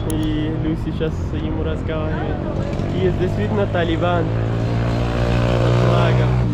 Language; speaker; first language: Russian; non-native, learner; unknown